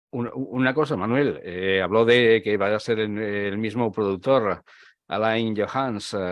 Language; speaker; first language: Spanish; native; Spanish